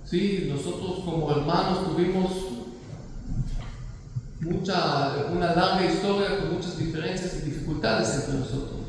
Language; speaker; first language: Spanish; non-native, fluent; Hebrew